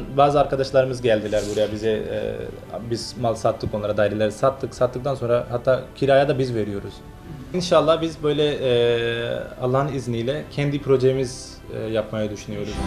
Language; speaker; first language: Turkish; non-native, fluent; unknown